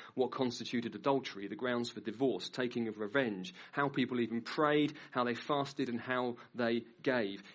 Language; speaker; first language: English; native; English